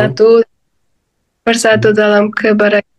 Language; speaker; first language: Indonesian; non-native, fluent; Uzbek